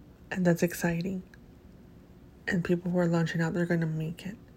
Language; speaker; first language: English; early bilingual, other home language; Spanish